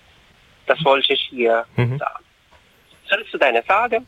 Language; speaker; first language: German; non-native, fluent; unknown